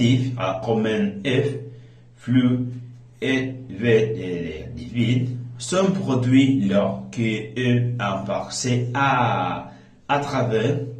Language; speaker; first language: French; non-native, learner; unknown